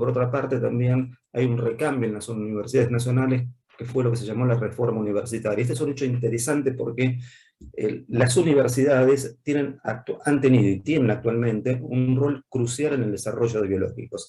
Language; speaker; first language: Spanish; native; Spanish